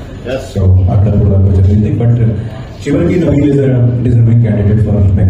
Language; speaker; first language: Telugu; non-native, fluent; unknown